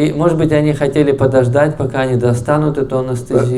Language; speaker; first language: Russian; native; Russian